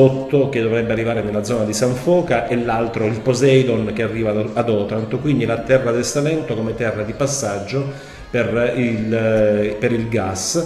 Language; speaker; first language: Italian; native; Italian